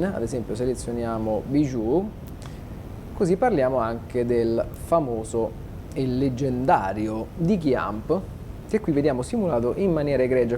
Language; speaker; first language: Italian; native; Italian